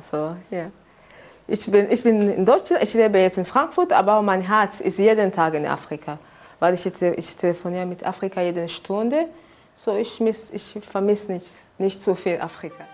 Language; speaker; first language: German; non-native, learner; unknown